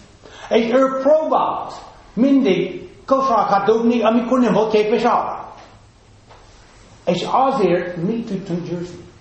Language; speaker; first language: Hungarian; non-native, fluent; English